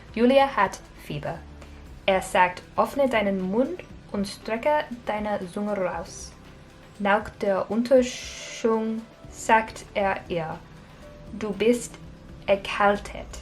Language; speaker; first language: German; non-native, learner; English